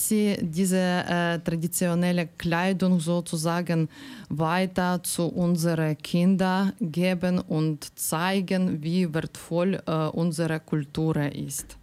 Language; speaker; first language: German; non-native, learner; Ukrainian